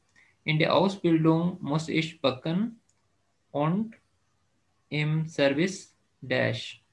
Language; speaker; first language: German; non-native, fluent; Urdu